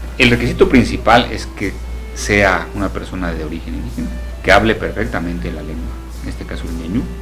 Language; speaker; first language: Spanish; native; Spanish